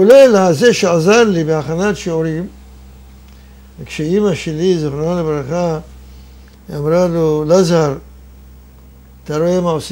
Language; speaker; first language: Hebrew; non-native, fluent; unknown